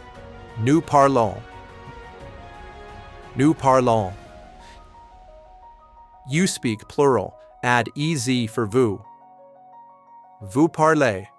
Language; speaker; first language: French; non-native, fluent; English